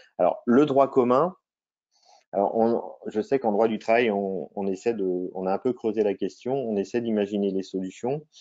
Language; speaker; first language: French; native; French